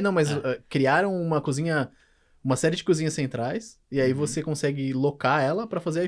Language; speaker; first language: Portuguese; native; Portuguese